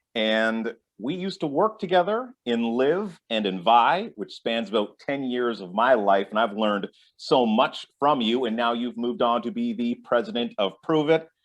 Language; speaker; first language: English; native; English